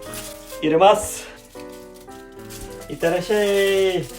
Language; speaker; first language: Japanese; non-native, learner; Serbian